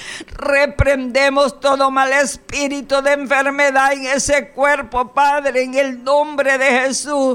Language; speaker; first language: Spanish; native; Spanish